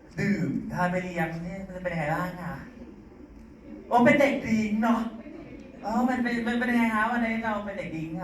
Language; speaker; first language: Thai; native; Thai